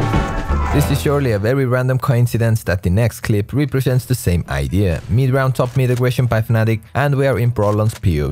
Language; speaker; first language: English; non-native, fluent; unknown